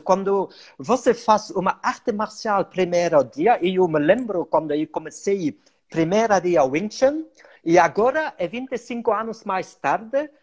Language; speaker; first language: Portuguese; non-native, learner; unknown